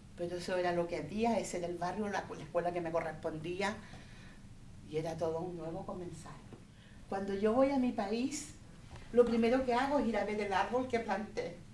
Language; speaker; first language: Spanish; native; Spanish